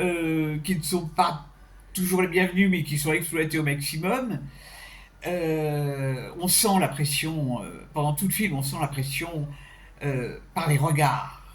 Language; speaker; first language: French; native; French